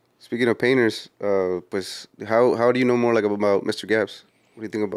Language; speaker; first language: English; early bilingual, other home language; Spanish